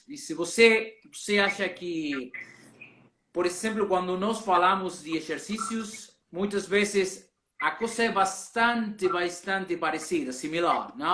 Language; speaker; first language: Portuguese; non-native, learner; Spanish